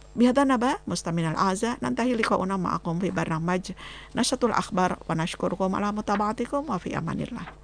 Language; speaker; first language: Arabic; non-native, fluent; Indonesian